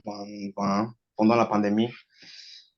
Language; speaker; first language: French; non-native, learner; Portuguese